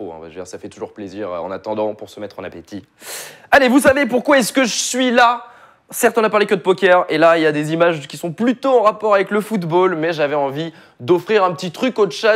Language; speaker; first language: French; native; French